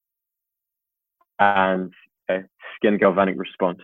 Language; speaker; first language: English; native; English